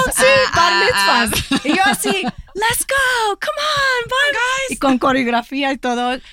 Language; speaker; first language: Spanish; early bilingual, heritage; Spanish